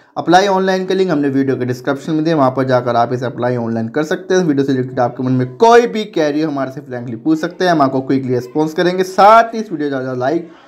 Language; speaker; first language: Hindi; native; Hindi